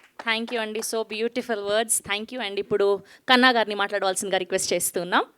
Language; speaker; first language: Telugu; native; Telugu